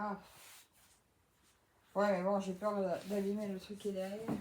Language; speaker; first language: French; native; French